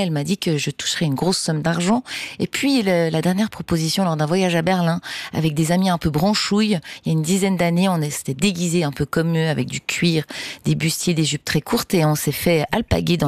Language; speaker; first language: French; native; French